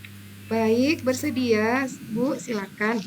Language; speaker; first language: Indonesian; native; Indonesian